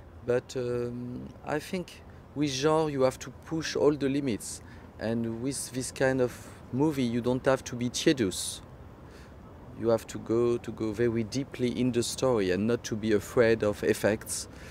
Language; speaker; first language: English; non-native, fluent; French